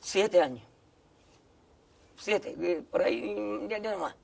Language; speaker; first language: Spanish; native; Spanish